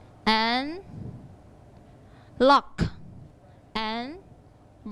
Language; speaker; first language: English; non-native, learner; Thai